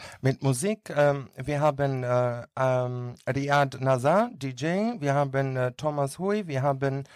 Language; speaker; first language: German; non-native, learner; Greek